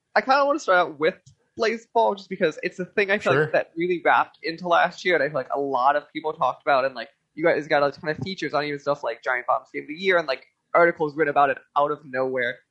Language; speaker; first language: English; native; English